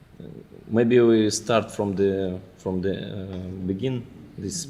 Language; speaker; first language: English; non-native, fluent; Ukrainian